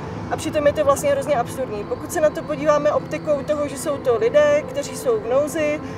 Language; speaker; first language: Czech; native; Czech